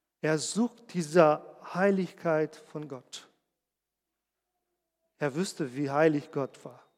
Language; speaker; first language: German; non-native, fluent; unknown